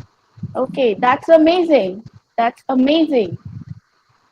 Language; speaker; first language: English; non-native, local second language; Bangla